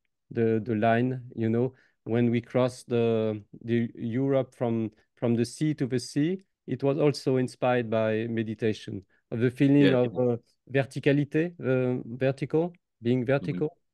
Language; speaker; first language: English; non-native, fluent; French